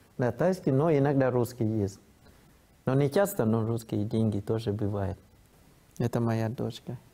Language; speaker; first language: Russian; non-native, fluent; Thai